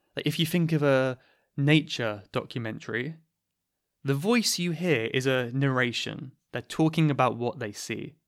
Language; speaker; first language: English; native; English